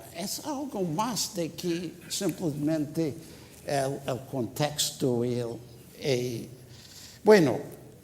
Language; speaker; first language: Spanish; non-native, fluent; English